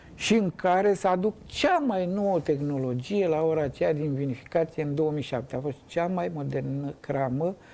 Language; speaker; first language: Romanian; native; Romanian